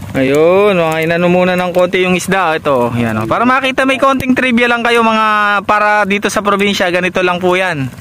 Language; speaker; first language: Filipino; non-native, local second language; Pampanga